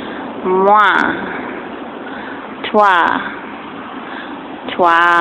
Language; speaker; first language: French; non-native, fluent; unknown